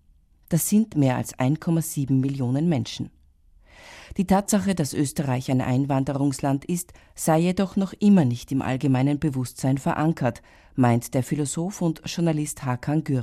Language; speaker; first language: German; native; German